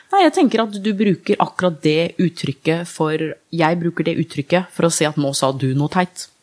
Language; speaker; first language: Norwegian; early bilingual, other home language; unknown